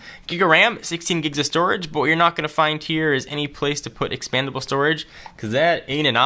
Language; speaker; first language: English; native; English